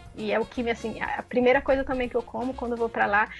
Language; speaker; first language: Portuguese; native; Portuguese